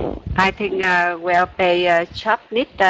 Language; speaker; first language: English; non-native, learner; Vietnamese